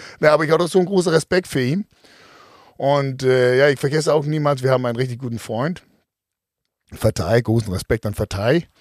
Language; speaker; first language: German; non-native, fluent; Danish